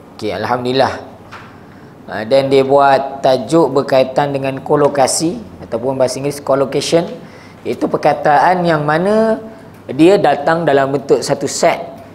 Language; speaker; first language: Malay; native; Malay